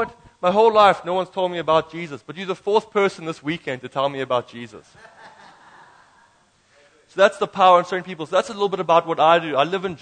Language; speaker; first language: English; native; English